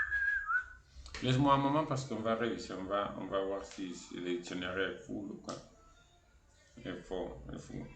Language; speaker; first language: French; non-native, fluent; Spanish